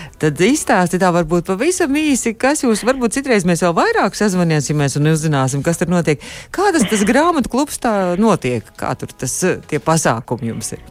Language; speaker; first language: Latvian; native; Latvian